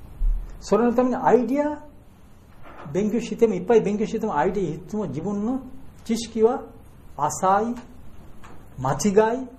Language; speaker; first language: Japanese; non-native, fluent; Bangla